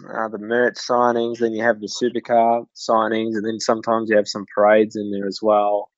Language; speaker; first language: English; native; English